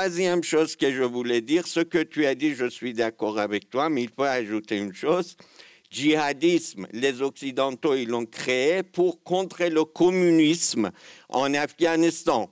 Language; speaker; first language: French; non-native, fluent; Kurdish